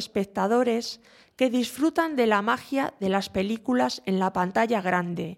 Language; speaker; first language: Spanish; native; Spanish